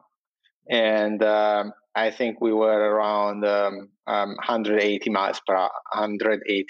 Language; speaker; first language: English; non-native, fluent; Italian